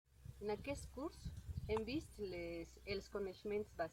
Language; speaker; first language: Catalan; non-native, learner; Spanish